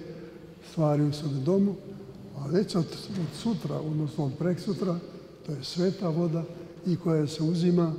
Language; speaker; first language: Serbian; native; Serbian